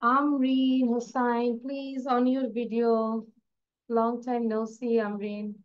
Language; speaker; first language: English; non-native, local second language; Bangla